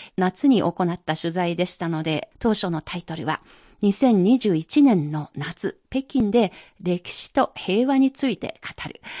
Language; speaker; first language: Japanese; non-native, fluent; Chinese